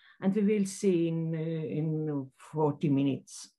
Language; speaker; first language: English; non-native, learner; Estonian